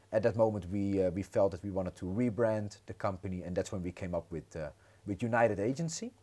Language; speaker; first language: English; non-native, fluent; Dutch